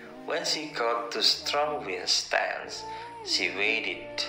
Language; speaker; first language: English; non-native, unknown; Indonesian